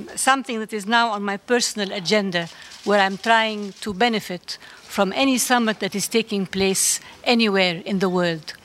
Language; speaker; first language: English; non-native, fluent; Arabic